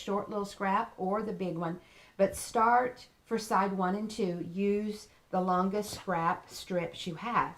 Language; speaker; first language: English; native; English